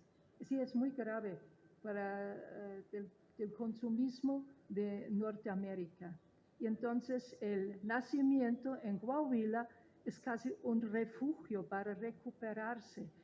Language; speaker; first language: Spanish; non-native, fluent; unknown